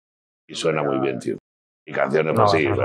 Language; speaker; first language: Spanish; native; Spanish